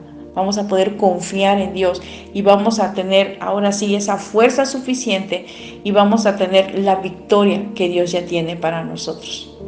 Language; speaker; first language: Spanish; native; Spanish